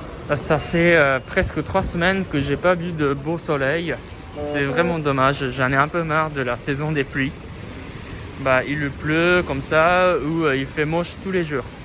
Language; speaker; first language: French; non-native, fluent; Japanese